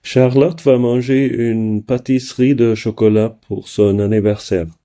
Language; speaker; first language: French; non-native, learner; English